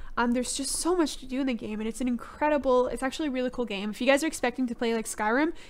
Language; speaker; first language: English; native; English